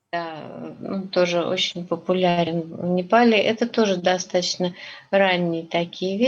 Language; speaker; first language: Russian; native; Russian